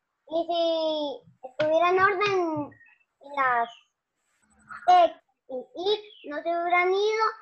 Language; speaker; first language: Spanish; native; Spanish